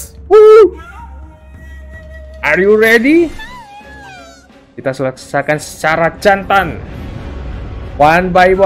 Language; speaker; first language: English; non-native, learner; Indonesian